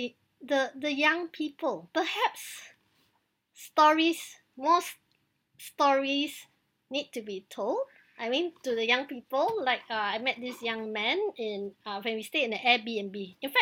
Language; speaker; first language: English; native; English